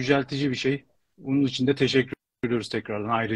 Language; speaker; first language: Turkish; native; Turkish